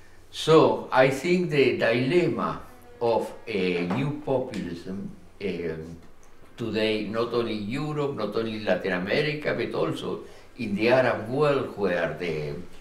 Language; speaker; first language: English; non-native, fluent; Spanish